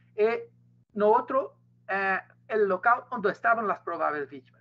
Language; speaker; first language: Spanish; non-native, learner; Portuguese